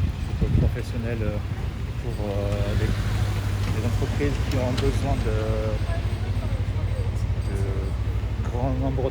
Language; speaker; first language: French; non-native, learner; Japanese